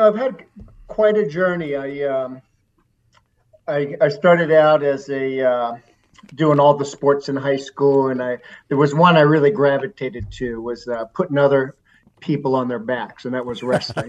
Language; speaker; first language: English; native; English